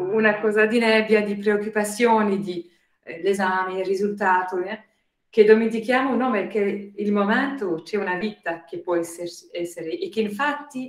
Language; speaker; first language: Italian; non-native, fluent; French